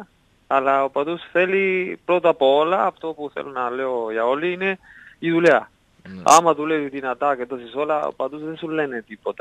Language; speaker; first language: Greek; non-native, learner; Spanish